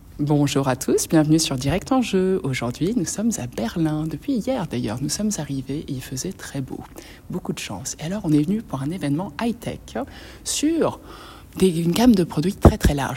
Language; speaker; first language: French; native; French